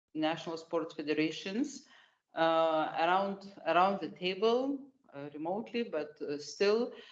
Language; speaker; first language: English; non-native, fluent; Lithuanian